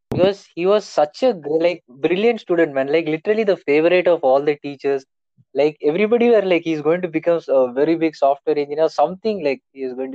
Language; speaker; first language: English; non-native, local second language; Tamil